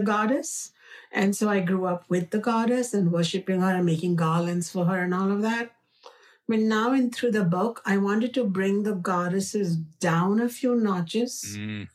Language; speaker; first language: English; non-native, local second language; Hindi